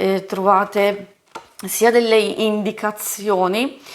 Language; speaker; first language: Italian; native; Italian